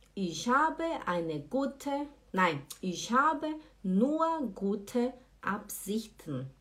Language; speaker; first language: German; non-native, fluent; Portuguese